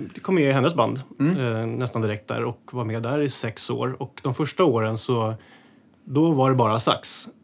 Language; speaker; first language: Swedish; native; Swedish